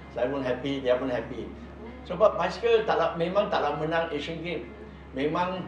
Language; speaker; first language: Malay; non-native, local second language; Chinese